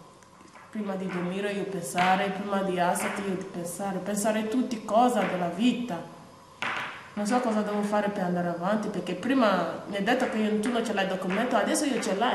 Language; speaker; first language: Italian; non-native, learner; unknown